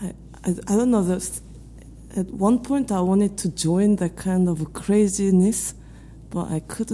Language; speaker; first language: English; non-native, fluent; Korean